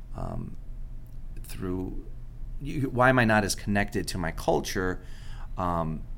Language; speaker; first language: English; early bilingual, other home language; Spanish